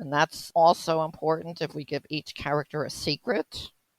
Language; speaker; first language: English; native; English